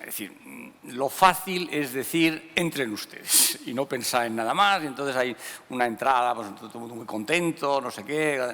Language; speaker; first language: Spanish; native; Spanish